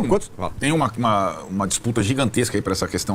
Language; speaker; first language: Portuguese; native; Portuguese